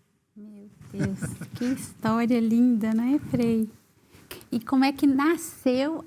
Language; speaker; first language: Portuguese; native; Portuguese